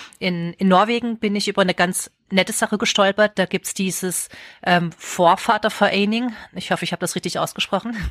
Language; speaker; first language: German; native; German